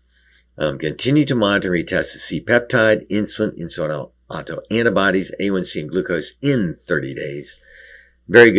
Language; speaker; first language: English; native; English